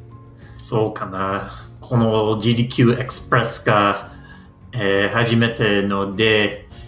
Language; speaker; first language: Japanese; non-native, learner; English